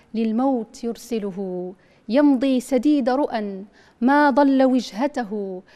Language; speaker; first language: Arabic; native; Arabic